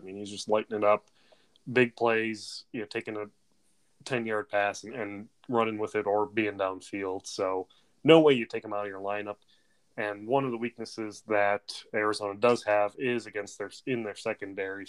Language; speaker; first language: English; native; English